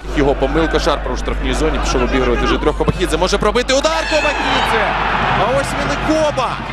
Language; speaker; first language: Ukrainian; native; Ukrainian